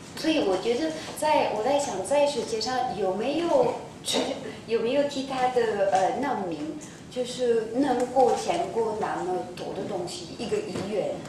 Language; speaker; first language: Chinese; non-native, fluent; French